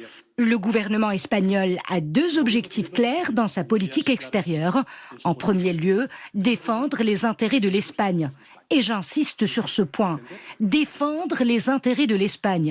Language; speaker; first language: French; non-native, local second language; Arabic